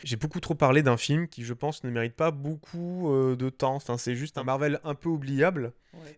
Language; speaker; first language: French; native; French